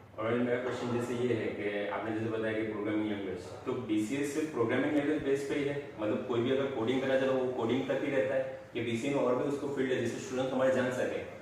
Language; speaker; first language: Hindi; native; Hindi